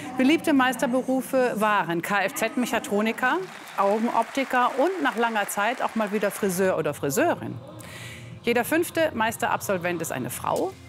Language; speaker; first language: German; native; German